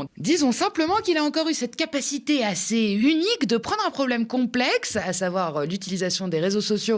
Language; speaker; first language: French; native; French